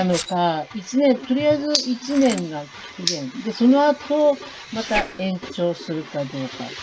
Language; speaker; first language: Japanese; native; Japanese